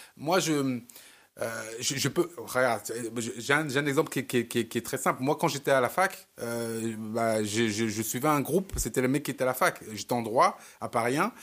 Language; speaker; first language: French; early bilingual, other home language; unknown